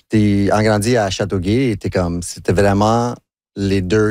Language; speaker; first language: French; non-native, local second language; English